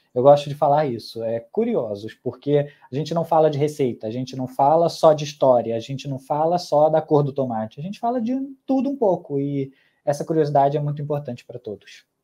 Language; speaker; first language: Portuguese; native; Portuguese